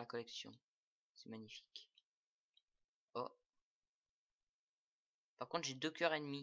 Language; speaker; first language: French; native; French